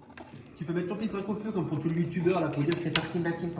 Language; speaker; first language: French; native; French